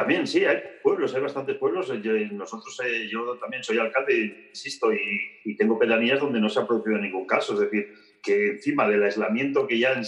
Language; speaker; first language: Spanish; native; Spanish